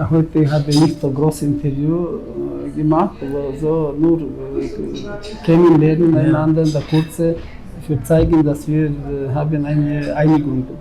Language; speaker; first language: German; non-native, learner; Russian